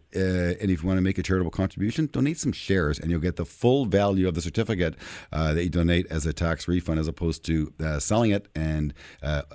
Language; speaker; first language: English; non-native, fluent; Spanish